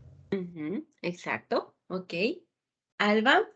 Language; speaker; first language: Spanish; native; Spanish